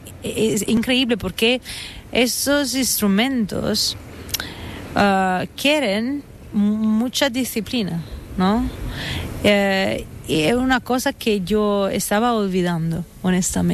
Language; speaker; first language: Spanish; non-native, fluent; Italian